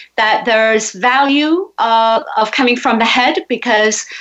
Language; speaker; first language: English; native; English